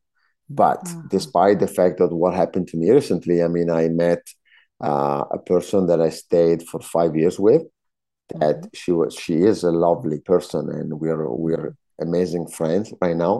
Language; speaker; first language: English; non-native, fluent; Italian